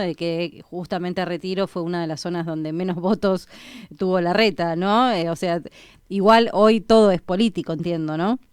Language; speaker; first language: Spanish; native; Spanish